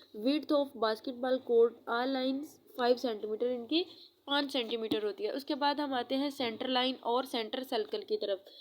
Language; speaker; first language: Urdu; non-native, local second language; Punjabi